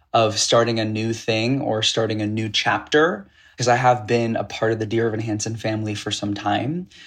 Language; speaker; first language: English; native; English